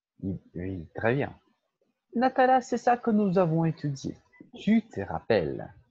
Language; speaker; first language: French; non-native, fluent; Portuguese